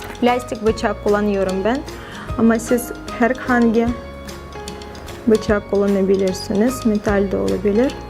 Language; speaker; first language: Turkish; non-native, fluent; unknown